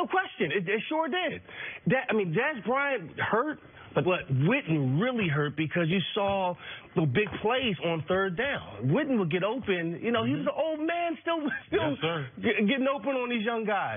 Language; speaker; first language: English; native; English